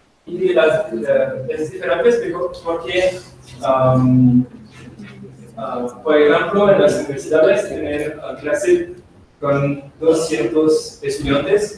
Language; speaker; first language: Spanish; non-native, learner; French